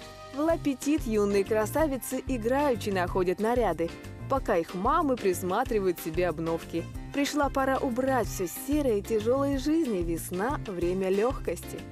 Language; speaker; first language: Russian; native; Russian